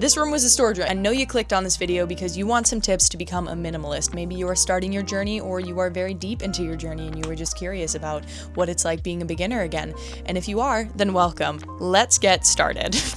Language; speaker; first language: English; native; English